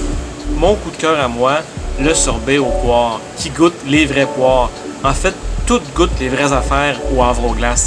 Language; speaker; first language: French; native; French